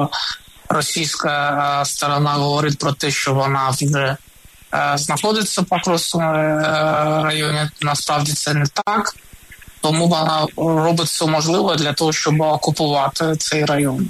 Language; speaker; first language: Ukrainian; non-native, local second language; Russian